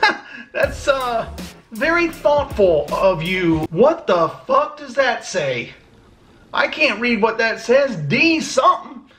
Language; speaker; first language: English; native; English